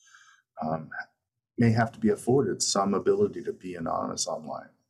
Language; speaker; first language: English; native; English